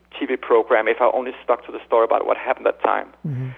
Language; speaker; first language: English; non-native, fluent; Danish